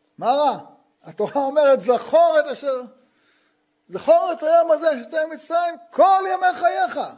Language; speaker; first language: Hebrew; native; Hebrew